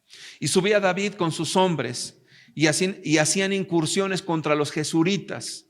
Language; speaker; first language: Spanish; native; Spanish